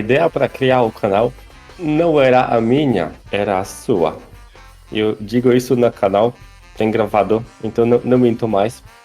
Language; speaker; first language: Portuguese; non-native, fluent; Polish